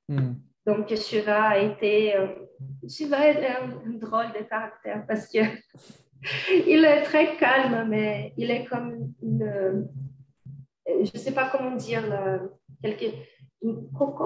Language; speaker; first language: French; non-native, fluent; Portuguese